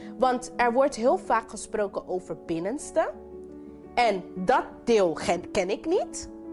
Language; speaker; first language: Dutch; non-native, local second language; English